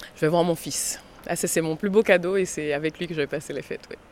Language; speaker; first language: French; native; French